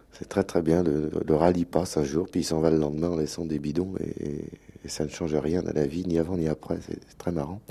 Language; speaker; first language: French; native; French